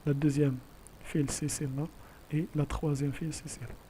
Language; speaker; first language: French; non-native, local second language; Arabic